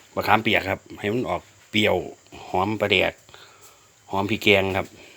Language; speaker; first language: Thai; native; Thai